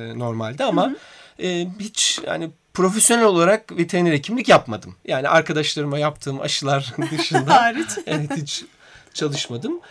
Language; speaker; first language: Turkish; native; Turkish